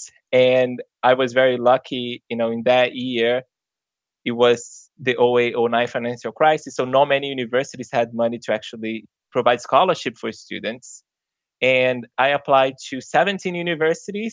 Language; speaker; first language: English; non-native, fluent; Portuguese